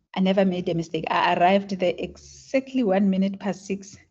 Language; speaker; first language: English; non-native, local second language; Tswana